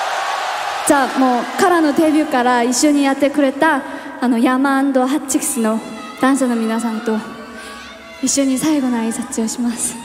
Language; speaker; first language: Japanese; non-native, fluent; Korean